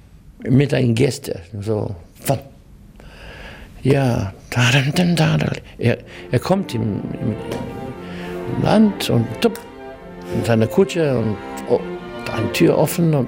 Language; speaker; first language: German; non-native, learner; English